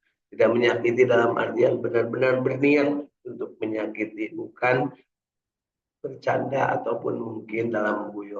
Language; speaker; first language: Indonesian; native; Indonesian